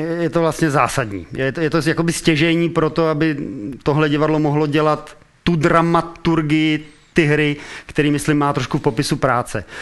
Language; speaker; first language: Czech; native; Czech